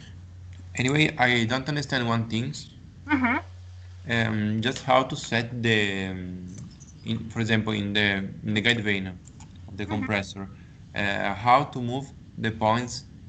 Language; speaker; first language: English; non-native, learner; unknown